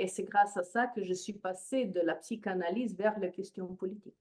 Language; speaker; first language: French; non-native, fluent; Slovenian